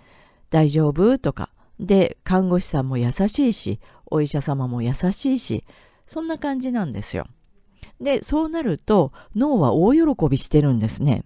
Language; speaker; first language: Japanese; native; Japanese